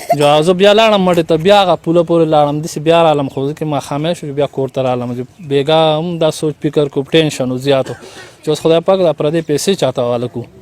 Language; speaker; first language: Pashto; native; Pashto